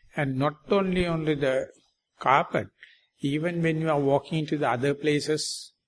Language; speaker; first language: English; non-native, local second language; Sinhala